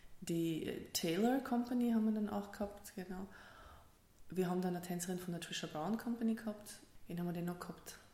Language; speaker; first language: German; early bilingual, other home language; Russian